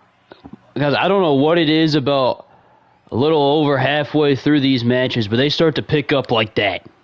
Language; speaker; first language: English; native; English